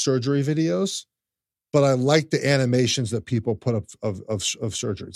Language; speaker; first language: English; native; English